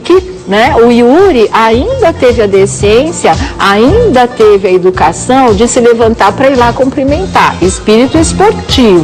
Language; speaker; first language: Portuguese; native; Portuguese